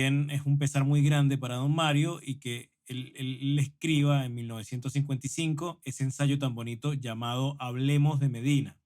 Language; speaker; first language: Spanish; native; Spanish